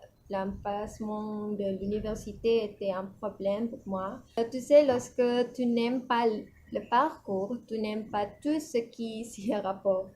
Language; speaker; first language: French; non-native, learner; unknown